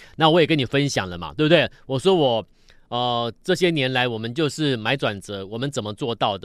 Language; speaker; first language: Chinese; native; Chinese